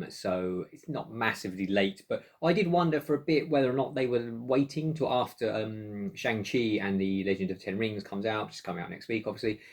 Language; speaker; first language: English; native; English